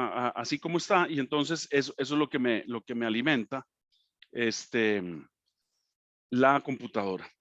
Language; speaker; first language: Spanish; native; Spanish